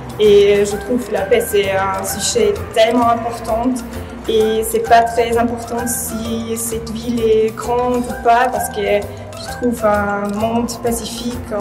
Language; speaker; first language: French; non-native, fluent; German